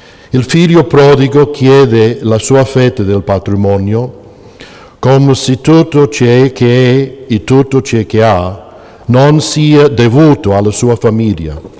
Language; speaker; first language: Italian; non-native, fluent; English